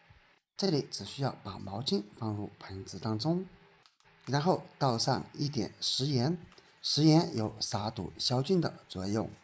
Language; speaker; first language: Chinese; native; Chinese